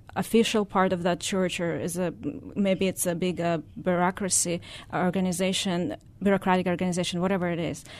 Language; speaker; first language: English; non-native, fluent; Russian